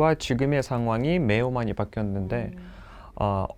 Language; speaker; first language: Korean; non-native, fluent; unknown